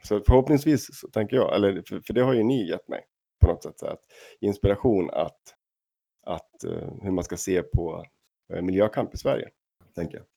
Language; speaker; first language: Swedish; native; Swedish